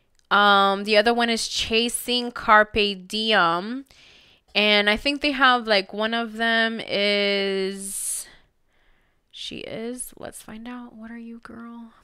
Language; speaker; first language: English; early bilingual, other home language; Spanish